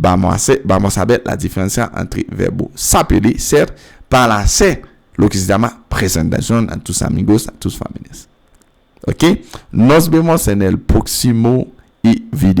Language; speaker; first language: Spanish; non-native, fluent; French